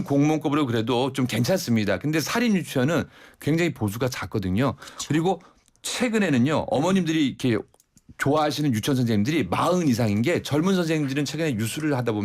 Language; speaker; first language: Korean; native; Korean